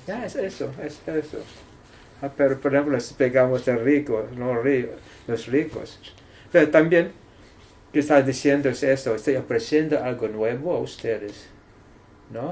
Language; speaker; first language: Spanish; non-native, learner; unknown